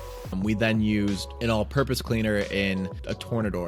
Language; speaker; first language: English; native; English